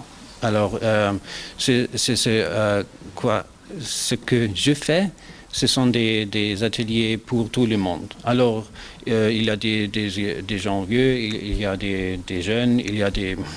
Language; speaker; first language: French; non-native, learner; German